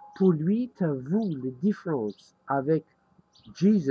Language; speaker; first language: French; non-native, learner; English